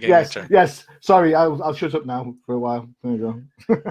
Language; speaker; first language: English; native; English